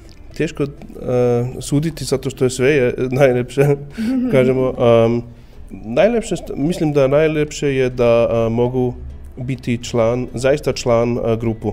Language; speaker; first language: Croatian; non-native, learner; German